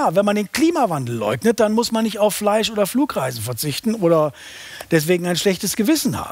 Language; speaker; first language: German; native; German